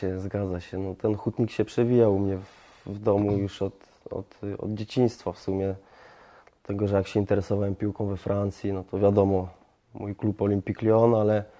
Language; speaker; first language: Polish; early bilingual, heritage; French